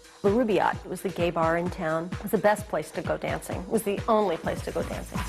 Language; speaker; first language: English; native; English